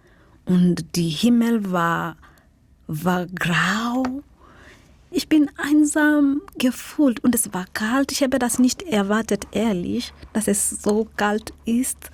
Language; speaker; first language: German; non-native, learner; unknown